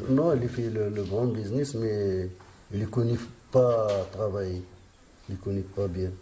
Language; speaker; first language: French; non-native, learner; Arabic